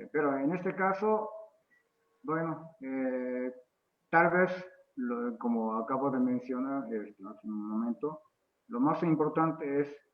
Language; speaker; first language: Spanish; non-native, fluent; Japanese